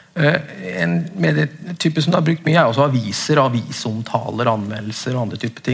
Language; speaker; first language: Norwegian; native; Norwegian